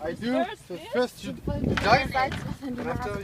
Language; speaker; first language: English; non-native, learner; French